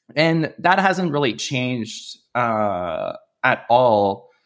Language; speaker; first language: English; native; English